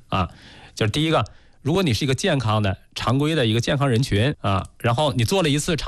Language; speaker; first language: Chinese; native; Chinese